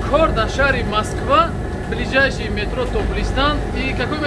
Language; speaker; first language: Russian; non-native, learner; Tajik